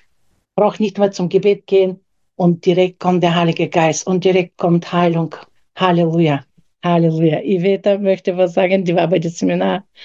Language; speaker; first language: German; non-native, fluent; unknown